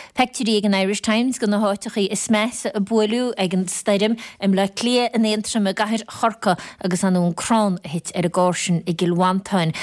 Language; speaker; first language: Irish; native; Irish